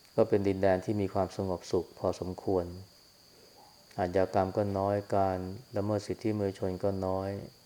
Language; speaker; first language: Thai; native; Thai